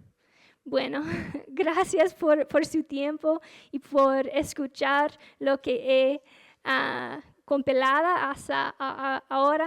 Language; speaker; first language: Spanish; non-native, fluent; English